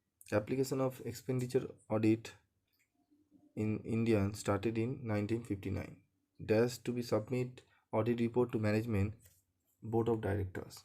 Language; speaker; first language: English; non-native, local second language; Bangla